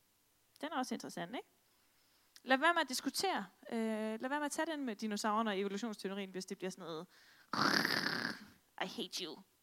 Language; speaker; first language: Danish; native; Danish